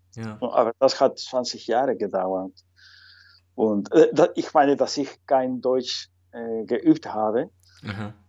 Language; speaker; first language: German; non-native, fluent; Spanish